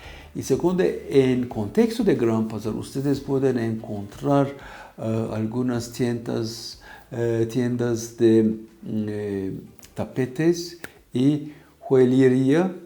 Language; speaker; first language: Spanish; non-native, fluent; Turkish